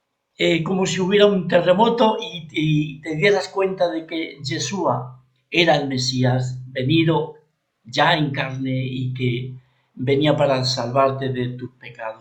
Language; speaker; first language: Spanish; native; Spanish